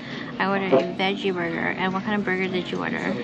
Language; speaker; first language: English; native; English